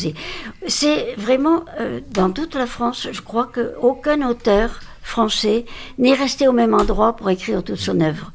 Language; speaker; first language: French; native; French